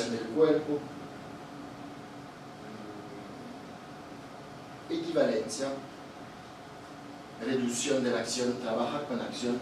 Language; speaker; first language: Spanish; non-native, fluent; Italian